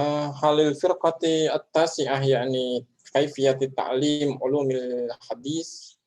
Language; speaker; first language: Arabic; non-native, fluent; Indonesian